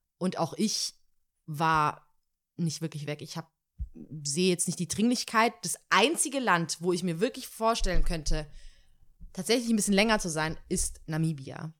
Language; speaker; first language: German; native; German